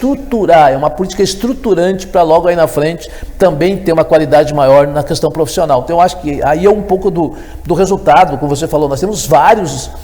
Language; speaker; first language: Portuguese; native; Portuguese